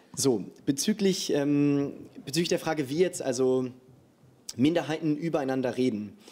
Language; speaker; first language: German; native; German